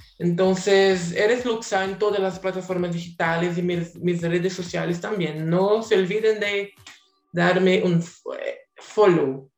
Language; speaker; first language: Spanish; non-native, learner; Portuguese